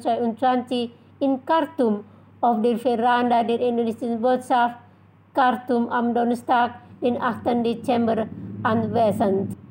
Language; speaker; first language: German; non-native, fluent; Indonesian